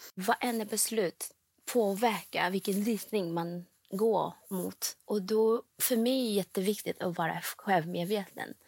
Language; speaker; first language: Swedish; non-native, fluent; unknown